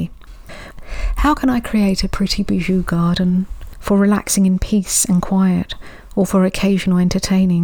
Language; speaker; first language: English; native; English